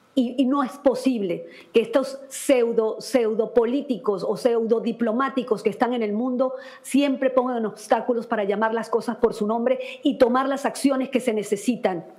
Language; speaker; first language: Spanish; native; Spanish